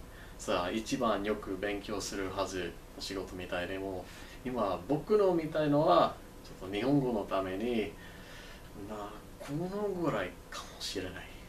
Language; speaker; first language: Japanese; non-native, learner; English